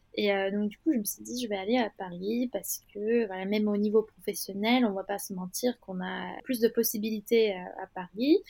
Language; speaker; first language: French; non-native, fluent; Turkish